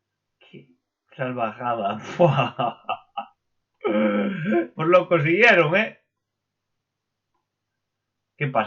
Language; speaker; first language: Spanish; native; Spanish